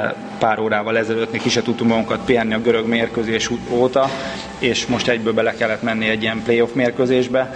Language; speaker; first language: Hungarian; native; Hungarian